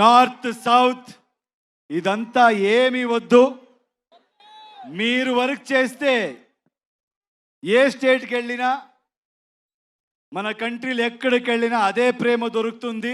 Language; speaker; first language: Telugu; non-native, learner; Kannada